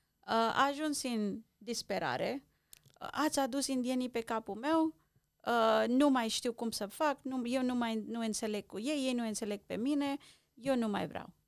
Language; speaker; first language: Romanian; non-native, local second language; Hungarian